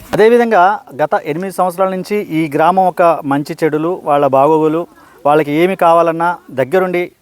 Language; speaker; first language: Telugu; native; Telugu